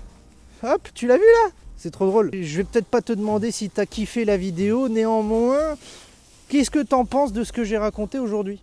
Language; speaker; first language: French; native; French